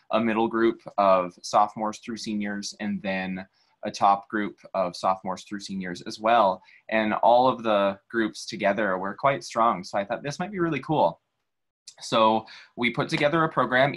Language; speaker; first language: English; native; English